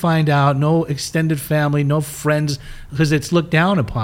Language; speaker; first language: English; early bilingual, other home language; German